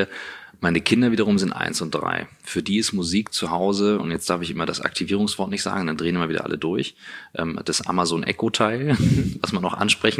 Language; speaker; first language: German; native; German